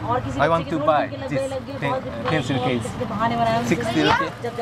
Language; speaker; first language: English; non-native, learner; Japanese